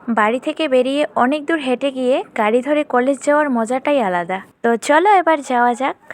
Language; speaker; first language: Bangla; non-native, local second language; Rangpuri